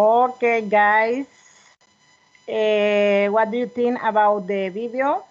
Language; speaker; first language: English; non-native, learner; Spanish